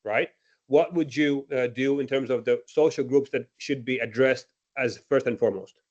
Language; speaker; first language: English; non-native, fluent; Latvian